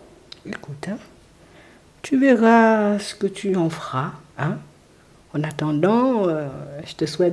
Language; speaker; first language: French; native; French